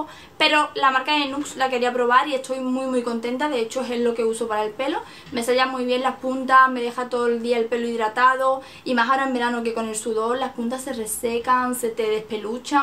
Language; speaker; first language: Spanish; native; Spanish